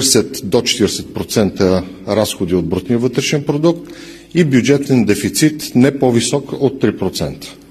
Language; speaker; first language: Bulgarian; native; Bulgarian